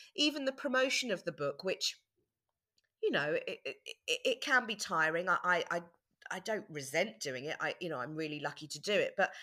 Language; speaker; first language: English; native; English